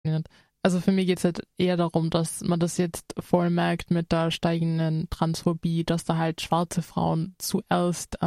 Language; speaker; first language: German; native; German